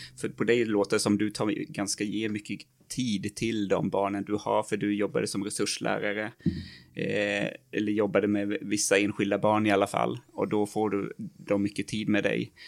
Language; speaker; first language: Swedish; native; Swedish